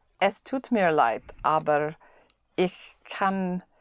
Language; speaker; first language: German; non-native, learner; English